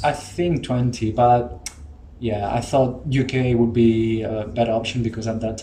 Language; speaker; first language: English; non-native, fluent; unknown